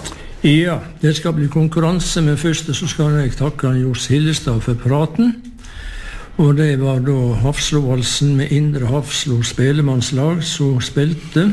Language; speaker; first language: Norwegian; native; Norwegian